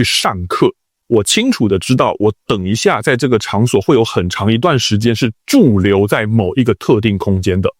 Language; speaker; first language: Chinese; native; Chinese